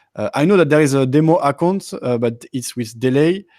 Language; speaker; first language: English; non-native, learner; French